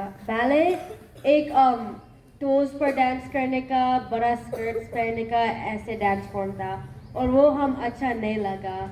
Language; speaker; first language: Hindi; non-native, learner; Gujarati